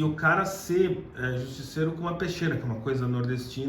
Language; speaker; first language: Portuguese; native; Portuguese